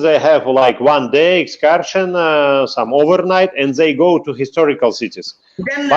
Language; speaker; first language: English; non-native, fluent; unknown